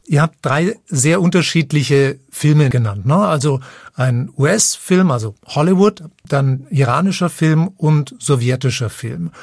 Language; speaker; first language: German; native; German